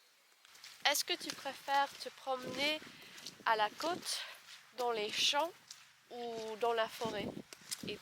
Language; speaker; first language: French; non-native, fluent; English